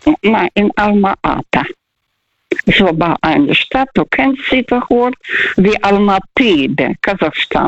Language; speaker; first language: German; non-native, fluent; Russian